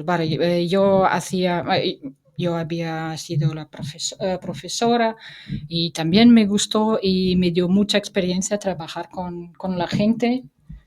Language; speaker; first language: Spanish; non-native, fluent; Russian